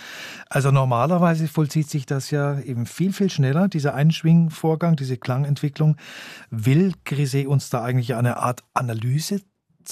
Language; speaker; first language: German; native; German